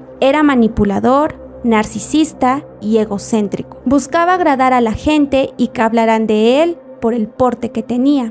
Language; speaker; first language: Spanish; native; Spanish